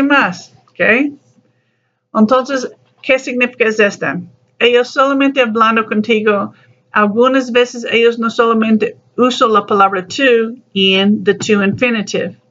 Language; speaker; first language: Spanish; non-native, learner; English